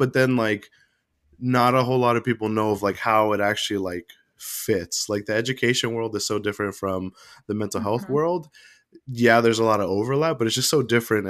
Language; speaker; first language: English; native; English